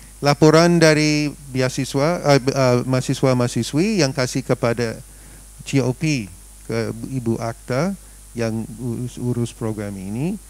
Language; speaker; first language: Indonesian; non-native, fluent; English